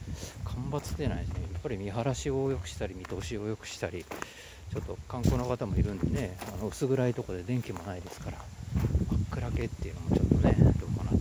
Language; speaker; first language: Japanese; native; Japanese